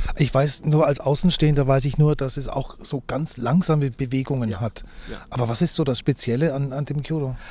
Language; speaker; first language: German; native; German